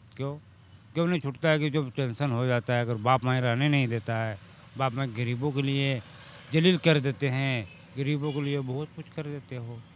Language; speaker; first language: Hindi; native; Hindi